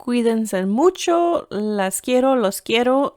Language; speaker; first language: Spanish; early bilingual, heritage; Spanish